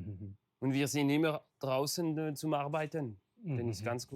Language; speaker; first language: German; non-native, fluent; French